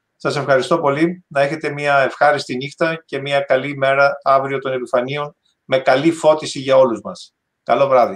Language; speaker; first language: Greek; native; Greek